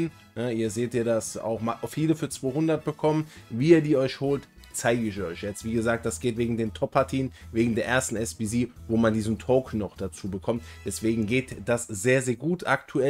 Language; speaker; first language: German; native; German